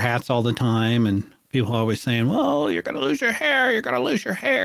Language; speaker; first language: English; native; English